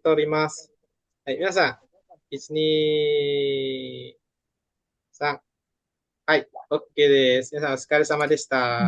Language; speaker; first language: Japanese; non-native, fluent; Indonesian